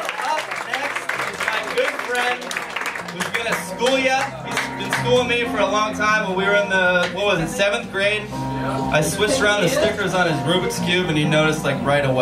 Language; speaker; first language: English; native; English